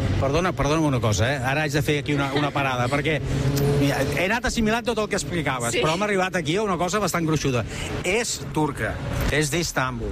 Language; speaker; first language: Catalan; native; Catalan